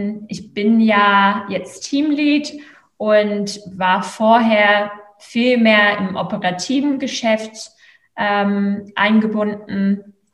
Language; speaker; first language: German; non-native, fluent; English